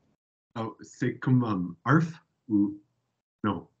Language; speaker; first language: French; non-native, learner; English